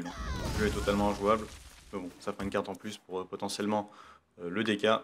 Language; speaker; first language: French; native; French